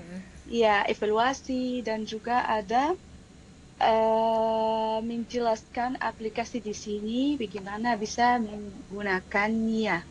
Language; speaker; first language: Indonesian; non-native, fluent; Arabic